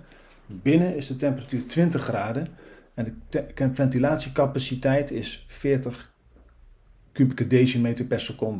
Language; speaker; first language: Dutch; native; Dutch